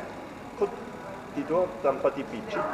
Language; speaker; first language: Indonesian; non-native, fluent; German